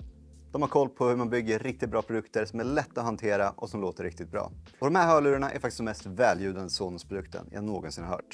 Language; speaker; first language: Swedish; native; Swedish